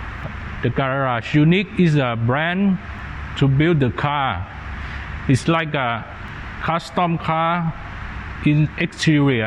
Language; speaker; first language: English; non-native, learner; Thai